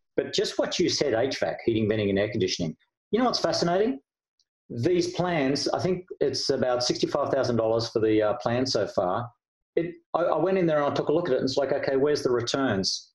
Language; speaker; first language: English; native; English